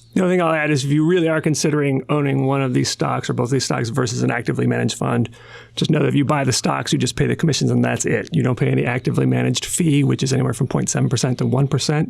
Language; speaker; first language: English; native; English